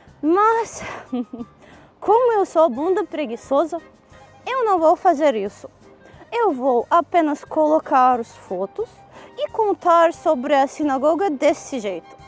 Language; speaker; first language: Portuguese; non-native, fluent; Armenian